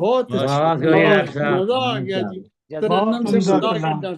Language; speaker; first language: Hindi; non-native, local second language; Punjabi